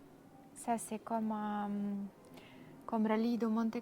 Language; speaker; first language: French; non-native, learner; Russian